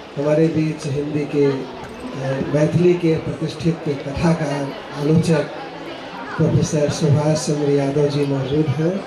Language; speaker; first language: Hindi; native; Hindi